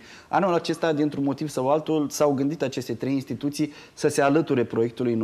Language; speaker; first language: Romanian; native; Romanian